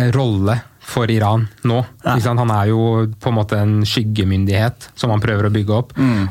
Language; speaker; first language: Norwegian; native; Norwegian